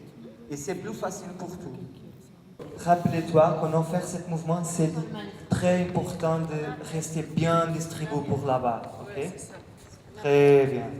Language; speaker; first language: French; non-native, learner; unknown